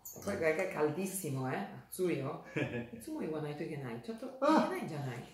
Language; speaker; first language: Japanese; non-native, learner; Italian